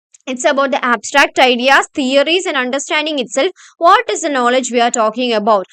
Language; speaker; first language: English; non-native, local second language; Malayalam